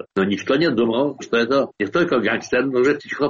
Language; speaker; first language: Russian; non-native, fluent; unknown